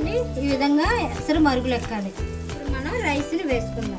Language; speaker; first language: Telugu; native; Telugu